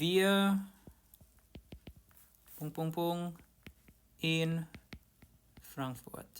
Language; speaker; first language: German; non-native, fluent; Indonesian